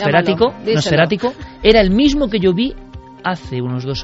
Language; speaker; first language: Spanish; native; Spanish